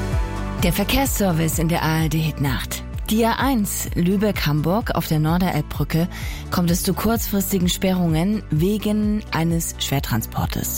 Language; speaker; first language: German; native; German